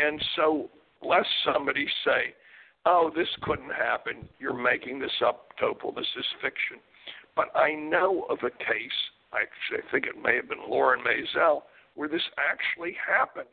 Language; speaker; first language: English; native; English